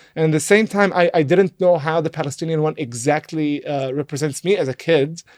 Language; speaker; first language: English; non-native, fluent; Arabic